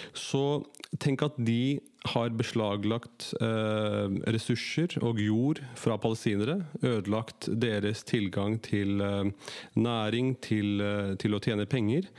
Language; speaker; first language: Norwegian; early bilingual, other home language; Urdu